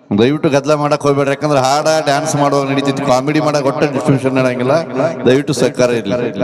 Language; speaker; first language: Kannada; native; Kannada